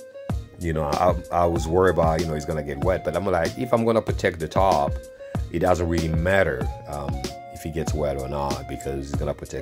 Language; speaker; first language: English; non-native, fluent; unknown